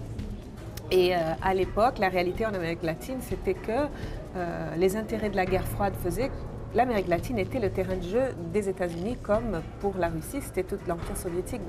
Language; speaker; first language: French; non-native, fluent; Portuguese